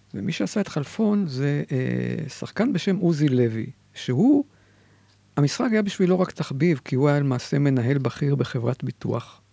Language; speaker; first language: Hebrew; native; Hebrew